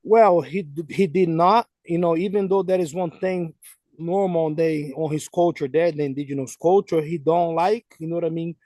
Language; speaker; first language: English; non-native, fluent; Portuguese